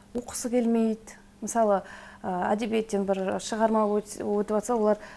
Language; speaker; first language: Kazakh; non-native, local second language; Russian